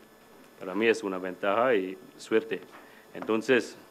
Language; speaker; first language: Spanish; non-native, fluent; English